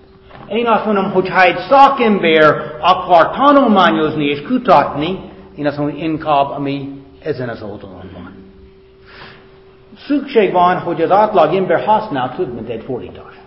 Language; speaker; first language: Hungarian; non-native, fluent; English